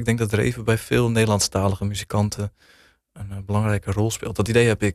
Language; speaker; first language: Dutch; native; Dutch